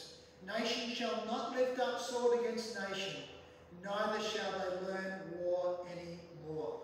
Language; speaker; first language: English; native; English